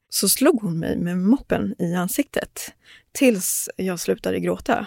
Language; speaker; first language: Swedish; early bilingual, other home language; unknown